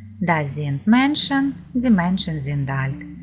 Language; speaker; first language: German; non-native, fluent; Ukrainian